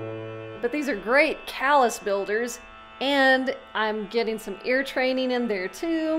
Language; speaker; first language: English; native; English